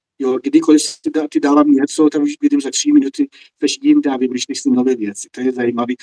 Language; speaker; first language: Czech; non-native, fluent; Persian